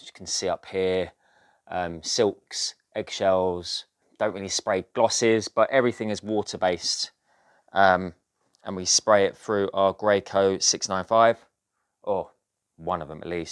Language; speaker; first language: English; native; English